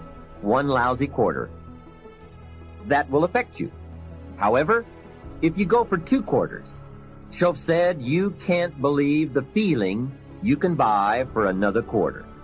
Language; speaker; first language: English; native; English